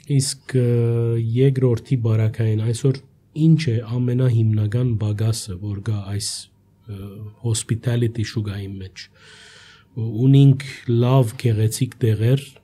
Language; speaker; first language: Armenian; early bilingual, heritage; Armenian